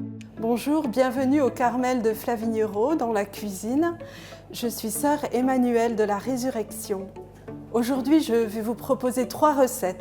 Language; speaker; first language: French; native; French